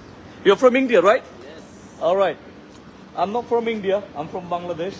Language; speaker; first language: English; non-native, fluent; Bangla